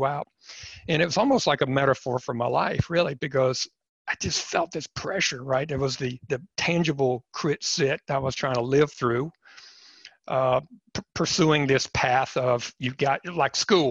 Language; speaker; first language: English; native; English